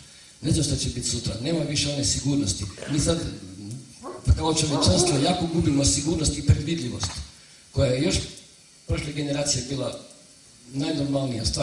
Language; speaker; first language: Croatian; native; Croatian